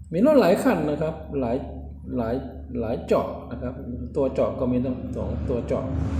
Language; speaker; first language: Thai; non-native, local second language; Northeastern Thai